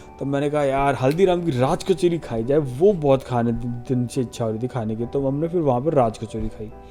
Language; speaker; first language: Hindi; native; Hindi